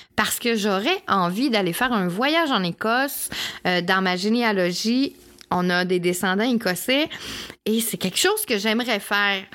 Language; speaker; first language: French; native; French